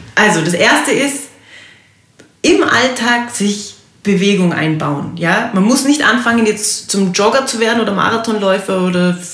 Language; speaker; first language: German; native; German